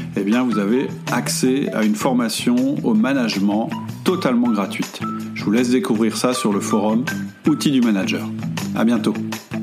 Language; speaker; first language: French; non-native, fluent; German